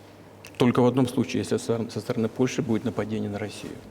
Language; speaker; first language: Russian; native; Russian